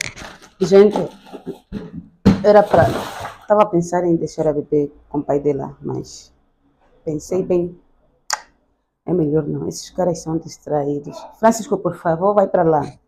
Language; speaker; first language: Portuguese; native; Portuguese